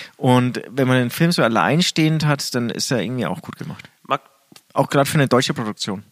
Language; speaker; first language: German; native; German